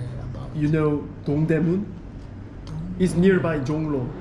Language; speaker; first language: English; non-native, learner; Korean